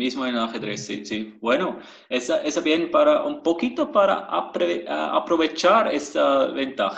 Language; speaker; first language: Spanish; non-native, fluent; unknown